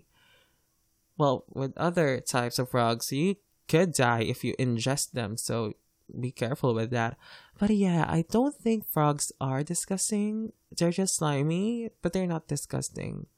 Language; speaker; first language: English; non-native, local second language; Filipino